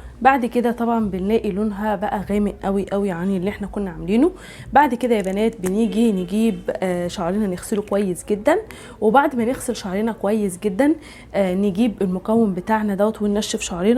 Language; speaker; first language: Arabic; native; Arabic